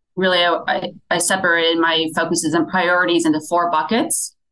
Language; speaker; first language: English; native; English